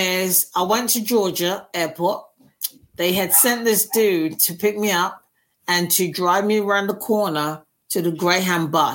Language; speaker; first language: English; native; English